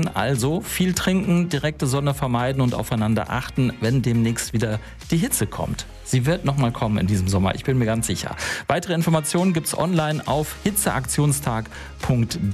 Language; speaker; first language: German; native; German